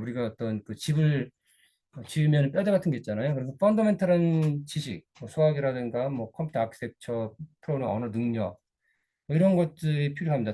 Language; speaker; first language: Korean; native; Korean